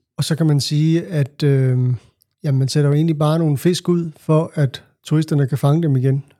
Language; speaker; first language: Danish; native; Danish